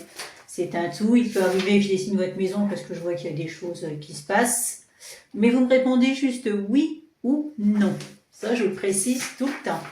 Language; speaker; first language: French; native; French